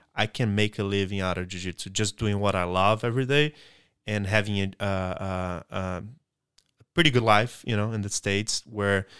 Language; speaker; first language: English; non-native, fluent; Portuguese